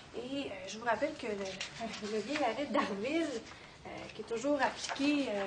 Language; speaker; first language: French; native; French